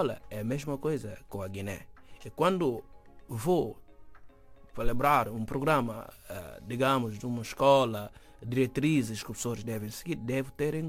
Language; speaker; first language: Portuguese; non-native, fluent; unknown